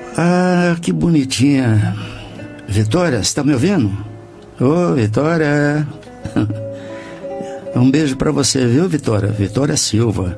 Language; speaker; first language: Portuguese; native; Portuguese